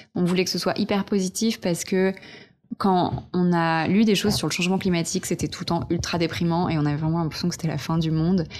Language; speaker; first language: French; native; French